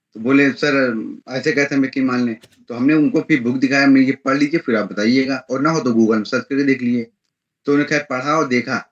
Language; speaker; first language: Hindi; native; Hindi